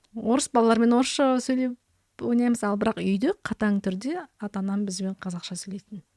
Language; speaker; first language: Kazakh; early bilingual, heritage; Kazakh